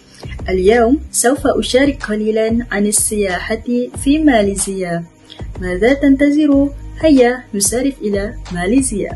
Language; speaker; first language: Arabic; non-native, learner; Malay